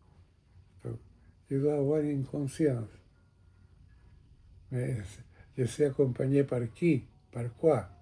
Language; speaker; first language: French; non-native, fluent; Spanish